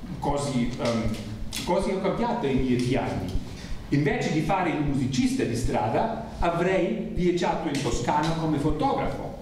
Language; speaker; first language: Italian; non-native, learner; German